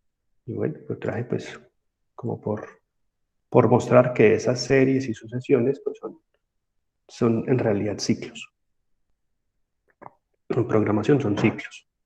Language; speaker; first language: Spanish; native; Spanish